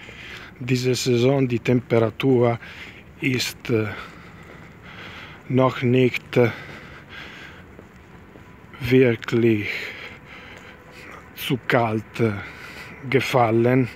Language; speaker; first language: German; non-native, learner; Italian